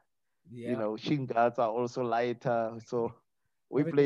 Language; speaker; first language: English; non-native, local second language; Northern Sotho